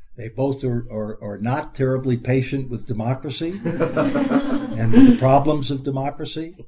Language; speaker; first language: English; native; English